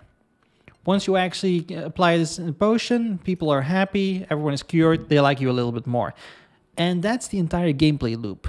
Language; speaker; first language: English; non-native, fluent; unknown